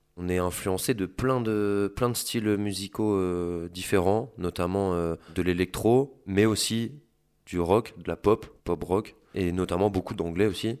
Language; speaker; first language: French; native; French